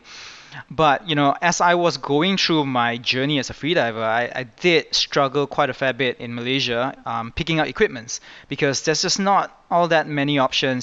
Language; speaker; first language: English; native; English